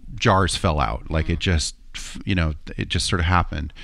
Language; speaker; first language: English; native; English